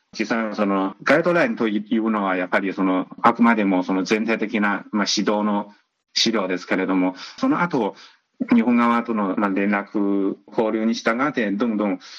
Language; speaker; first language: Japanese; non-native, fluent; Chinese